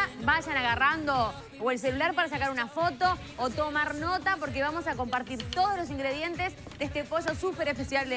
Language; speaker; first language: Spanish; native; Spanish